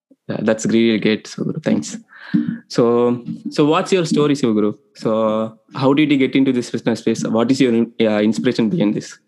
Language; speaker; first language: English; non-native, local second language; Tamil